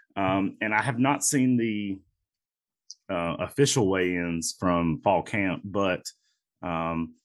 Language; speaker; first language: English; native; English